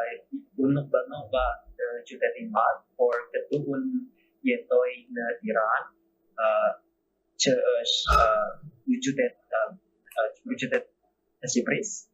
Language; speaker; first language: Albanian; non-native, learner; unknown